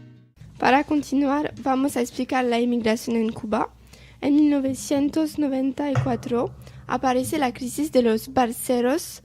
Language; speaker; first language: Spanish; non-native, learner; French